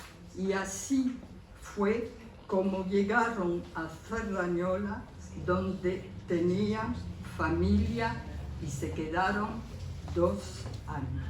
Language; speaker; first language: Spanish; early bilingual, heritage; Spanish